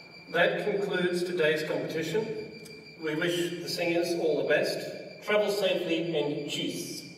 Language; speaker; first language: English; native; English